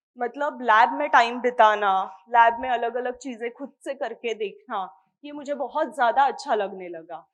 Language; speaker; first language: Hindi; non-native, local second language; Marathi